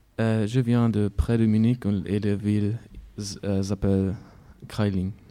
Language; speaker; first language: French; non-native, learner; German